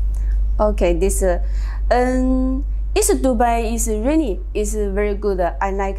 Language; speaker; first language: English; non-native, learner; Chinese